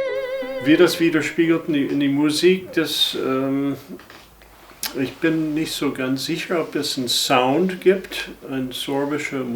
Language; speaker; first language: German; non-native, fluent; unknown